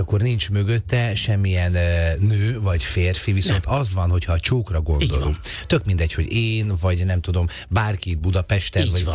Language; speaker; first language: Hungarian; native; Hungarian